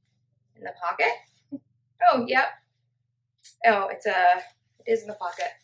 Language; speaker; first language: English; native; English